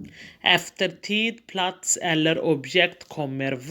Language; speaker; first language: Swedish; non-native, fluent; Urdu